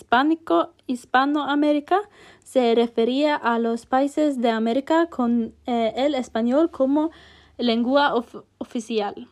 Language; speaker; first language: Spanish; non-native, fluent; Norwegian